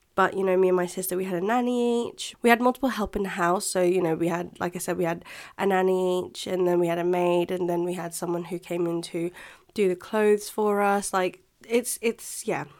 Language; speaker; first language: English; non-native, local second language; Filipino